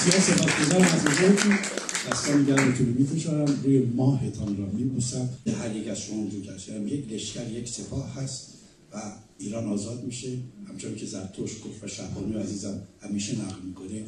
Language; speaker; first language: Persian; native; Persian